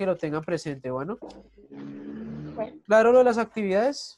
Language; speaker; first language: Spanish; native; Spanish